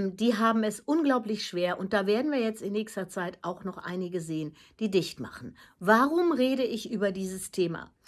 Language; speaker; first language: German; native; German